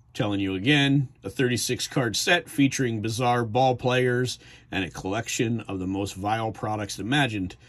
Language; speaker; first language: English; native; English